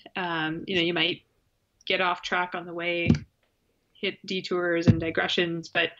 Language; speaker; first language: English; native; English